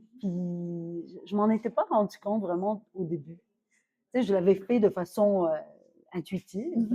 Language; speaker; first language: French; non-native, fluent; Arabic